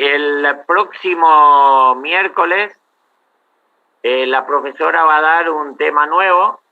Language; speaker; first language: Spanish; native; Spanish